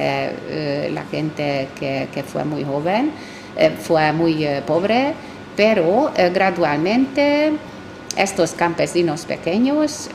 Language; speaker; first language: Spanish; non-native, fluent; Hungarian